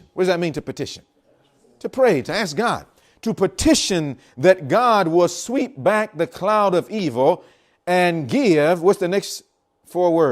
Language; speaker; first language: English; native; English